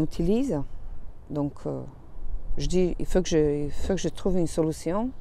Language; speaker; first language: French; non-native, fluent; Romanian